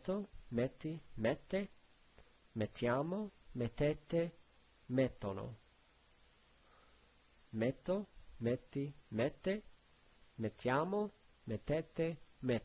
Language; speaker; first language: Italian; non-native, learner; English